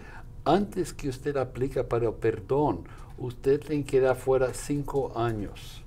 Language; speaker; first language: Spanish; non-native, fluent; Portuguese